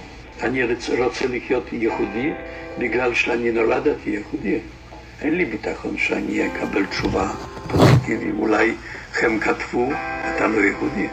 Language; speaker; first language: Hebrew; non-native, learner; Polish